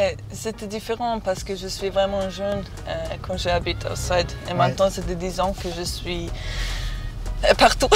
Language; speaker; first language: French; non-native, learner; Serbian